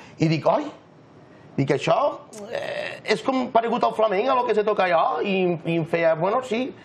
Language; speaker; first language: Catalan; native; Catalan